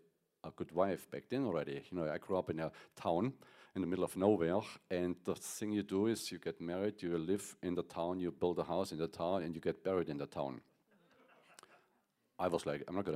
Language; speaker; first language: English; non-native, fluent; German